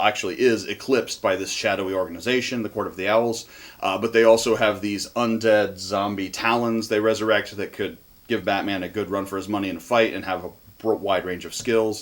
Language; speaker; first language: English; native; English